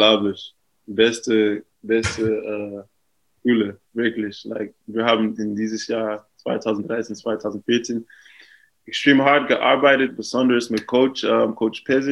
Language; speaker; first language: German; non-native, fluent; English